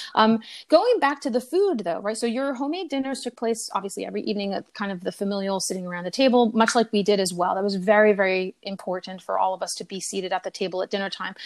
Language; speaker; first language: English; native; English